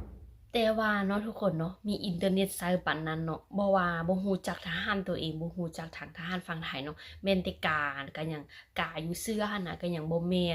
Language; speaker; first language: Thai; non-native, local second language; Lao